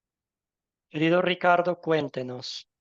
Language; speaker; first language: Spanish; native; Spanish